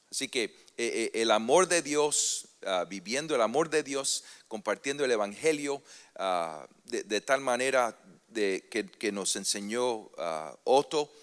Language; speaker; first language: Spanish; early bilingual, heritage; Spanish